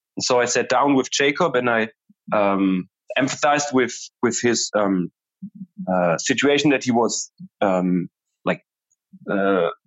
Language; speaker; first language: English; non-native, fluent; German